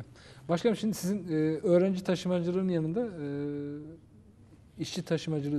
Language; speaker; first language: Turkish; native; Turkish